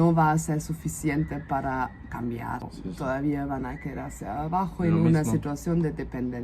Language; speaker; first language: Spanish; non-native, fluent; German